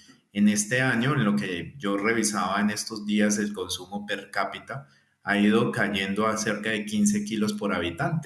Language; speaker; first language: Spanish; native; Spanish